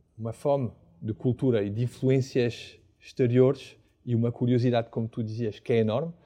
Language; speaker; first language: Portuguese; non-native, fluent; French